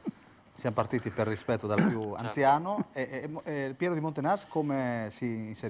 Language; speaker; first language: Italian; native; Italian